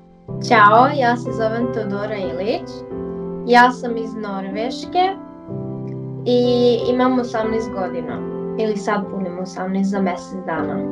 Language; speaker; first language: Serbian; early bilingual, heritage; Serbian